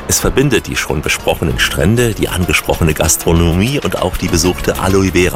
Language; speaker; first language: German; native; German